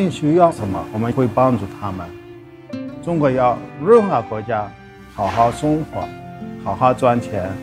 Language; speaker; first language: Chinese; non-native, learner; Arabic